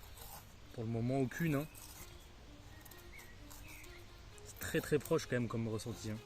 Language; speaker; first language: French; native; French